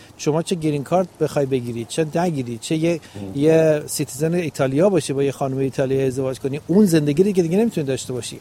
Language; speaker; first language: Persian; native; Persian